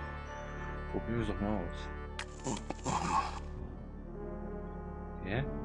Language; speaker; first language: German; native; German